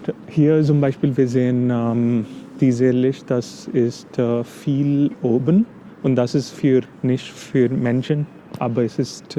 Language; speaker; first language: German; non-native, fluent; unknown